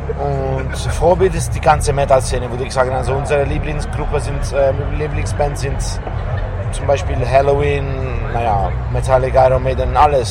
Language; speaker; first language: German; non-native, fluent; Italian